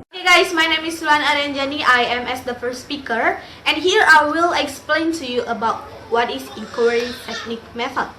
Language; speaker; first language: English; non-native, learner; Indonesian